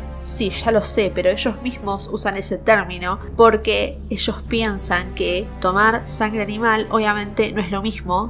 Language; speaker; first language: Spanish; native; Spanish